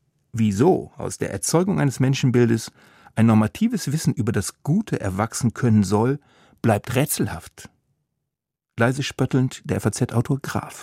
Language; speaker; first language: German; native; German